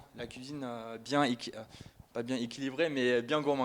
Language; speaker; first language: French; non-native, fluent; German